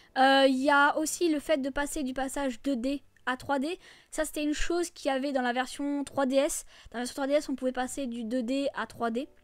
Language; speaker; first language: French; native; French